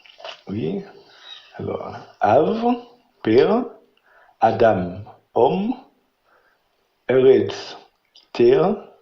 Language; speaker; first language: French; non-native, learner; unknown